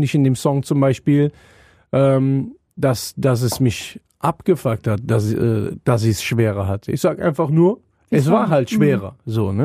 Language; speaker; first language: German; native; German